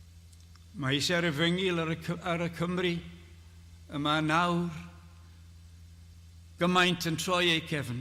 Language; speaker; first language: Welsh; native; Welsh